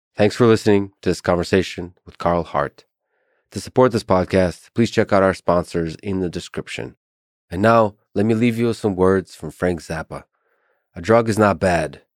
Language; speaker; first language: English; early bilingual, other home language; Russian